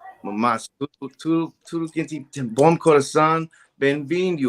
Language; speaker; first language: Portuguese; non-native, learner; English